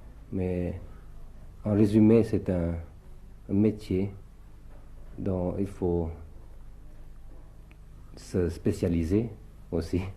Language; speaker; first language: French; early bilingual, other home language; Thai